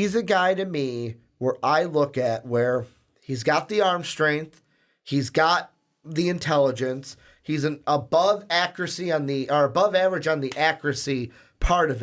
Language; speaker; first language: English; native; English